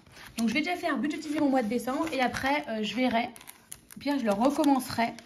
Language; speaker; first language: French; native; French